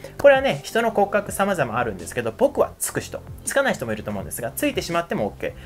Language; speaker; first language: Japanese; native; Japanese